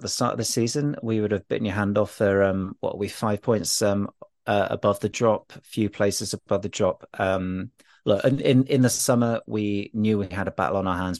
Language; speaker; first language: English; native; English